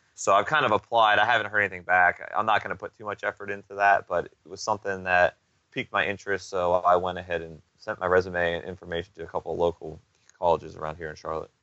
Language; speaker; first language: English; native; English